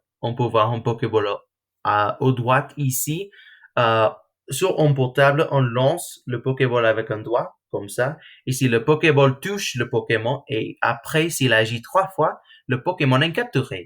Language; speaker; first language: French; non-native, learner; English